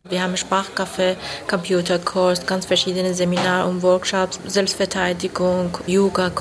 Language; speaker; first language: German; non-native, fluent; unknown